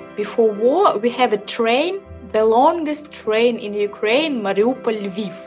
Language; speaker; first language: English; non-native, learner; Russian